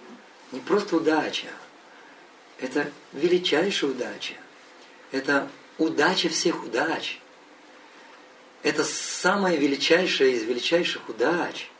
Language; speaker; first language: Russian; native; Russian